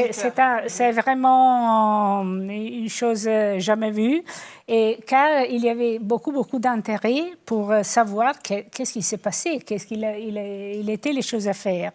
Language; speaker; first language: French; non-native, fluent; Italian